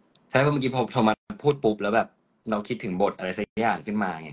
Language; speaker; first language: Thai; native; Thai